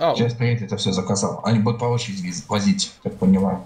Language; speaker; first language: Russian; native; Russian